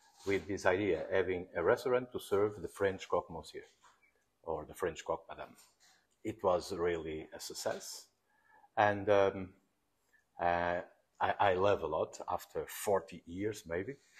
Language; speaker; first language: English; non-native, fluent; Portuguese